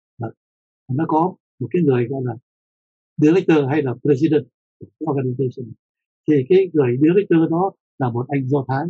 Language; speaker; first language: Vietnamese; native; Vietnamese